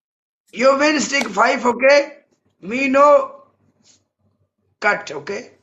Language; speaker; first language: English; non-native, learner; Punjabi